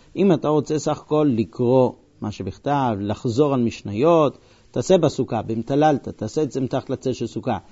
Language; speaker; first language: Hebrew; non-native, fluent; English